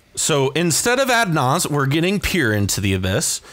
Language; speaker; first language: English; native; English